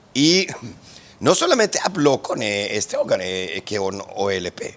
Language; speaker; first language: Spanish; non-native, fluent; Hebrew